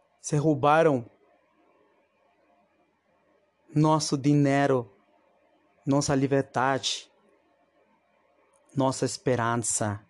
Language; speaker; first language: Portuguese; non-native, fluent; Spanish